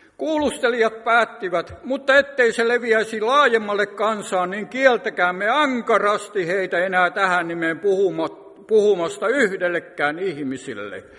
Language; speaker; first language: Finnish; native; Finnish